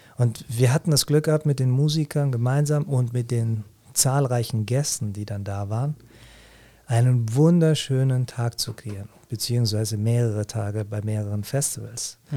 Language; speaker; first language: German; early bilingual, other home language; Arabic